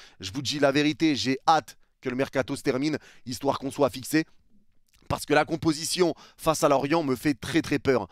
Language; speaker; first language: French; native; French